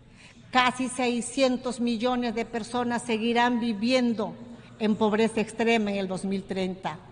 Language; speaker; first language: Spanish; native; Spanish